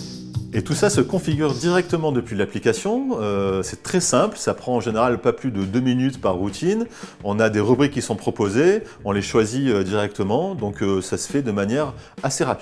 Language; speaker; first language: French; native; French